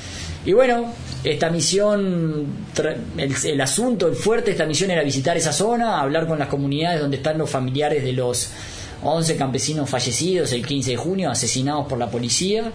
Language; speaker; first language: Spanish; native; Spanish